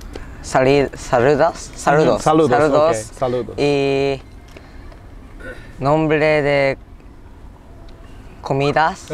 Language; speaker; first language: Spanish; non-native, learner; Japanese